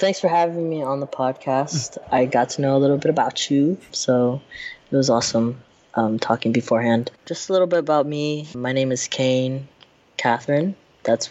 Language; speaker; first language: English; native; English